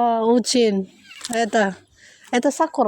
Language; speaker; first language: Russian; non-native, learner; Filipino